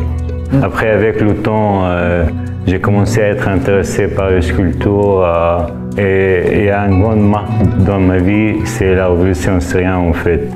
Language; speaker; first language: French; non-native, fluent; Arabic